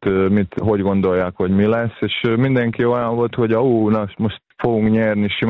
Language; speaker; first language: Hungarian; non-native, fluent; Serbian